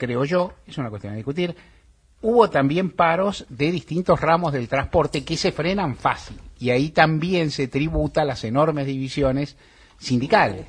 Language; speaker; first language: Spanish; native; Spanish